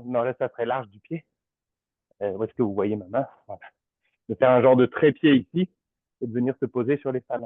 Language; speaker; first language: French; native; French